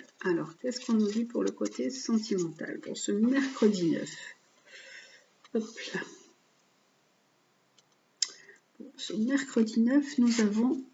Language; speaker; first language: French; native; French